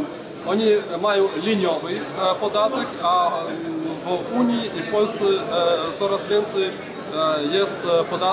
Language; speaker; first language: Polish; non-native, fluent; Belarusian